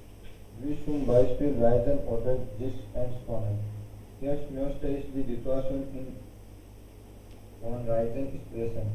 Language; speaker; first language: German; non-native, learner; Hindi